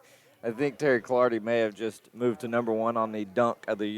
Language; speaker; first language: English; native; English